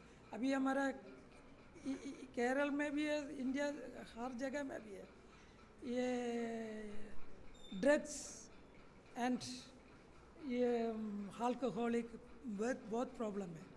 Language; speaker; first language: Hindi; non-native, learner; Malayalam